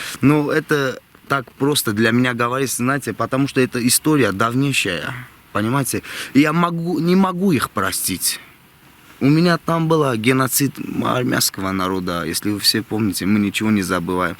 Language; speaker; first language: Russian; non-native, local second language; Armenian